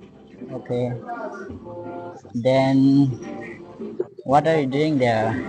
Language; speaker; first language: English; non-native, learner; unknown